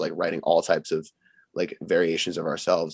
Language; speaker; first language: English; native; English